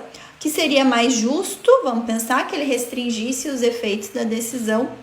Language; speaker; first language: Portuguese; native; Portuguese